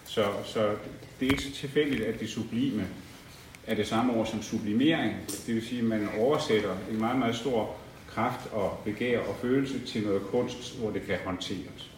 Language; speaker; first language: Danish; native; Danish